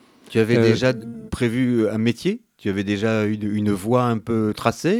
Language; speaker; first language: French; native; French